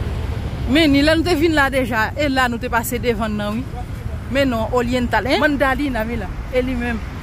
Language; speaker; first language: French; non-native, local second language; Haitian Creole